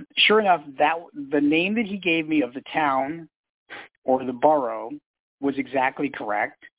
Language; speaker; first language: English; native; English